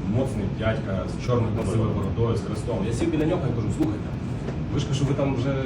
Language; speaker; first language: Ukrainian; non-native, local second language; Russian